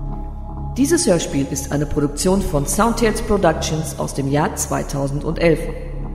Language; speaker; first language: German; native; German